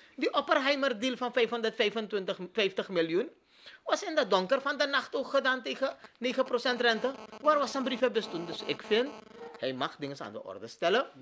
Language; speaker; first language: Dutch; native; Dutch